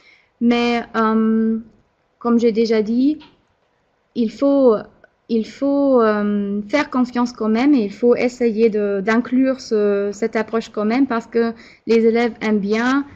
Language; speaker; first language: French; non-native, fluent; German